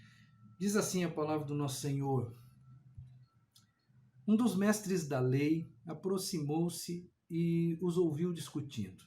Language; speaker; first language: Portuguese; native; Portuguese